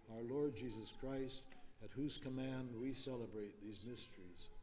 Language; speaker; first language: English; native; English